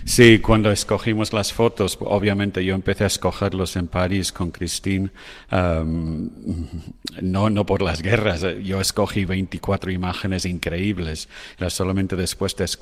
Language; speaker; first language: Spanish; non-native, fluent; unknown